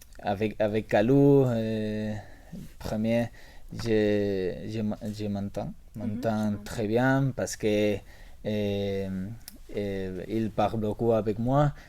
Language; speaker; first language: French; non-native, learner; Spanish